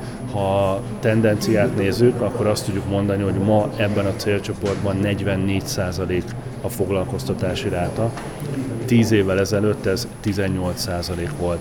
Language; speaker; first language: Hungarian; native; Hungarian